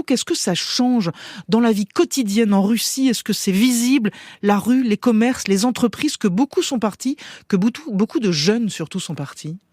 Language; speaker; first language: French; native; French